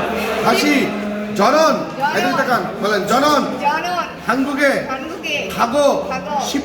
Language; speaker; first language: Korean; non-native, fluent; Bangla